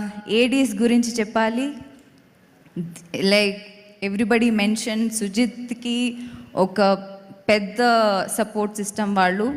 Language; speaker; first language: Telugu; non-native, local second language; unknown